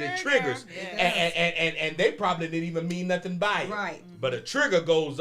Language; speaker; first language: English; native; English